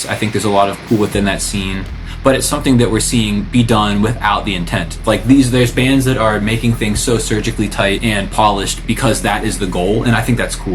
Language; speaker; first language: English; native; English